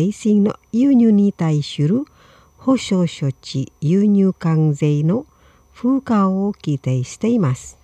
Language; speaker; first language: Japanese; non-native, fluent; Indonesian